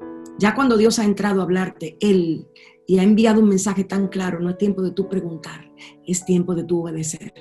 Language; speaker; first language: Spanish; native; Spanish